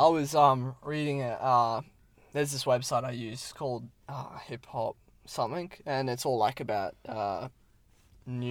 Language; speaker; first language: English; native; English